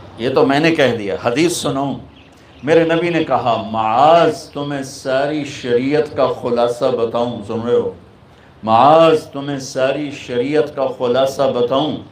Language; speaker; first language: Urdu; non-native, local second language; Punjabi